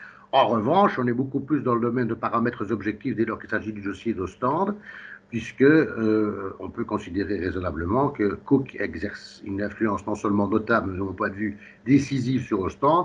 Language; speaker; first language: French; native; French